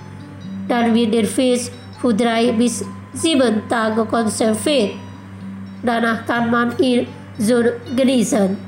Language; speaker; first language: German; non-native, fluent; Indonesian